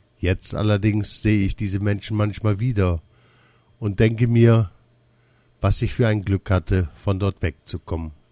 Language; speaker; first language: German; early bilingual, other home language; Russian